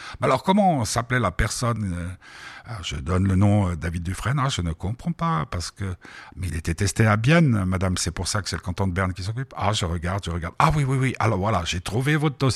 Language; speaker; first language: French; native; French